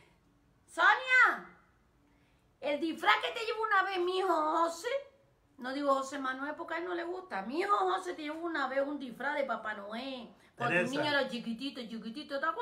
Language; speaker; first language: Spanish; native; Spanish